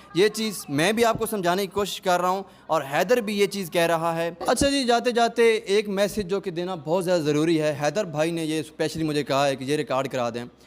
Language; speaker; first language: Urdu; non-native, local second language; Punjabi